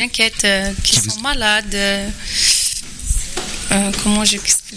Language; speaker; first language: French; non-native, learner; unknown